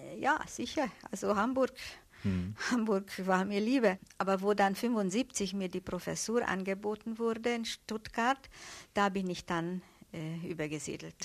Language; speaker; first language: German; non-native, fluent; Hungarian